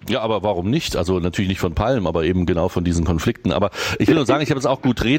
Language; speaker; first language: German; native; German